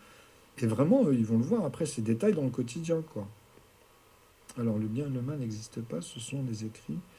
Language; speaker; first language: French; native; French